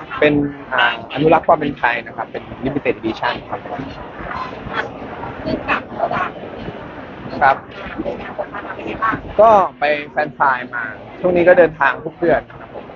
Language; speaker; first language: Thai; native; Thai